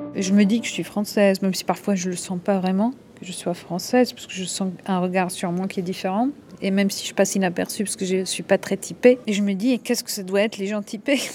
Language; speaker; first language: French; non-native, local second language; Arabic